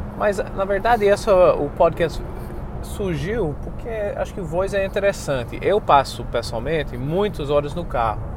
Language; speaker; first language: Portuguese; non-native, fluent; English